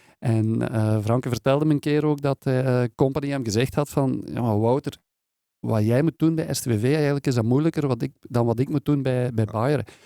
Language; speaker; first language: Dutch; native; Dutch